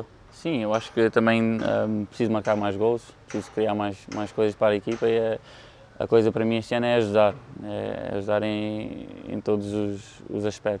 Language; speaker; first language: Portuguese; early bilingual, heritage; English